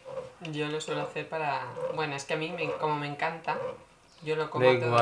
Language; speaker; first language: Spanish; native; Spanish